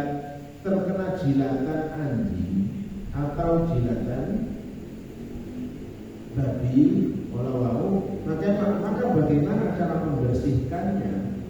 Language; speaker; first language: Indonesian; non-native, local second language; Javanese